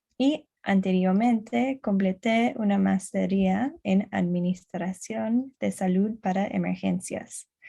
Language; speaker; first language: Spanish; non-native, learner; English